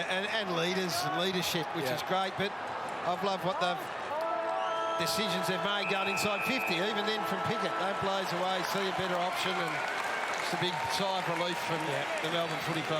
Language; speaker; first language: English; native; English